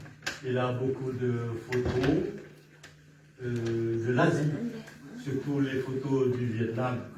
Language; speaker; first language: French; non-native, fluent; Vietnamese